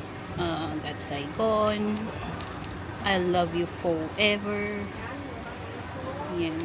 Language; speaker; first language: English; non-native, local second language; Filipino